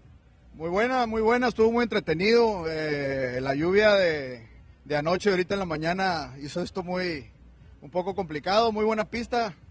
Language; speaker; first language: Spanish; native; Spanish